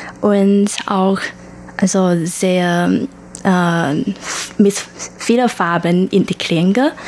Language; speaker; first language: German; non-native, learner; Chinese